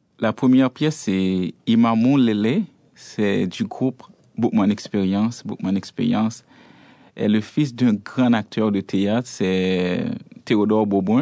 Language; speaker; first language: French; non-native, local second language; Haitian Creole